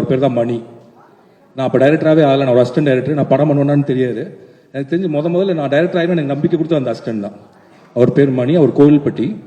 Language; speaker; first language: Tamil; native; Tamil